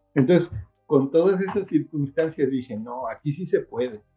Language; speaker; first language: Spanish; native; Spanish